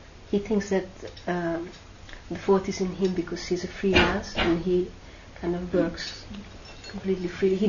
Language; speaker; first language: English; non-native, fluent; Hungarian